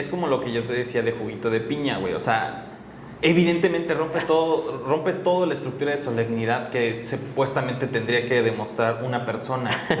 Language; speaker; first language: Spanish; native; Spanish